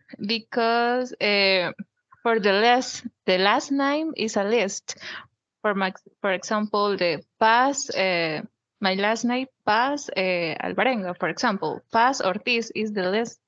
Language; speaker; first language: English; non-native, learner; Spanish